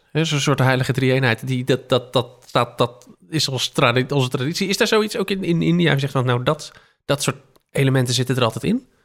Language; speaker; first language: Dutch; native; Dutch